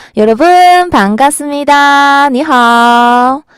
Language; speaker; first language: Korean; non-native, fluent; Chinese